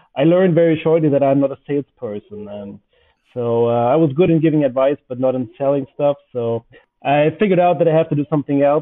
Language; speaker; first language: English; non-native, fluent; German